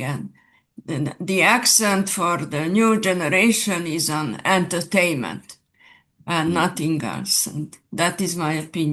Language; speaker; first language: English; non-native, fluent; Serbian